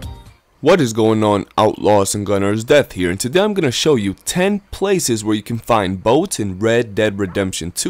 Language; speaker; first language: English; native; English